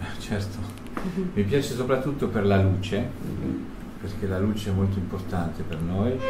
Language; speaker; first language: Italian; early bilingual, heritage; French